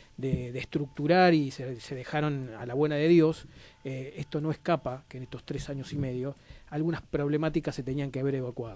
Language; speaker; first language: Spanish; native; Spanish